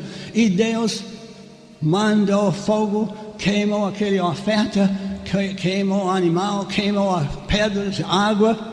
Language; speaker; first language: Portuguese; non-native, fluent; English